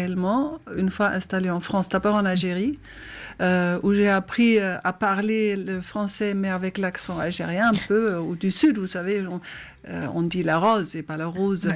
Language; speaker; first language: French; non-native, fluent; German